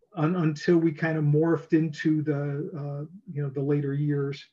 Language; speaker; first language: English; native; English